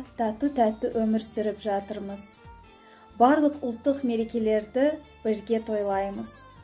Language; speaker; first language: Kazakh; non-native, local second language; Azerbaijani